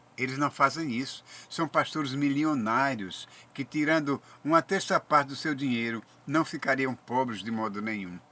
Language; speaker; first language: Portuguese; native; Portuguese